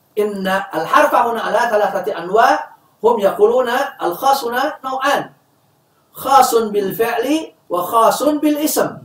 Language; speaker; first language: Arabic; non-native, fluent; Indonesian